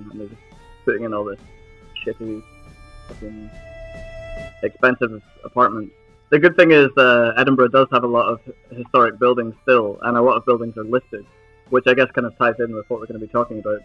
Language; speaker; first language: English; native; English